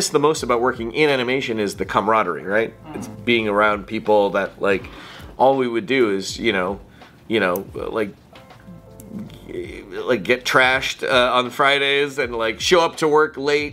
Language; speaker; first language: English; native; English